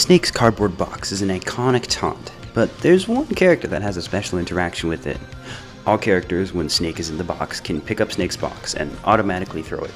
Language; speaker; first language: English; native; English